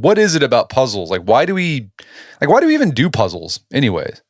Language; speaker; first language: English; native; English